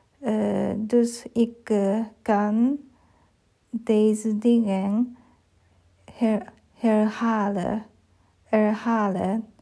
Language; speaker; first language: Dutch; non-native, learner; German